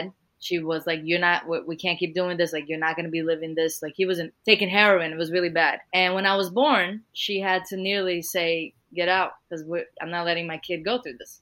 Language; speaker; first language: English; early bilingual, other home language; Portuguese